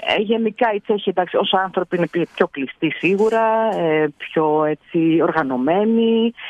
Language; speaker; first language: Greek; native; Greek